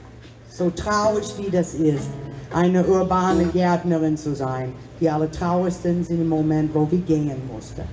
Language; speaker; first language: German; non-native, fluent; English